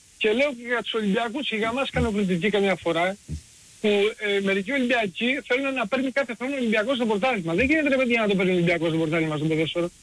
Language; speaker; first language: Greek; early bilingual, heritage; Greek